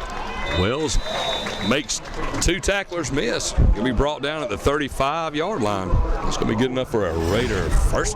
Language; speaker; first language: English; native; English